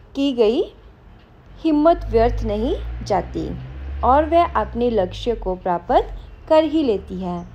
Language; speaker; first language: Hindi; non-native, local second language; Punjabi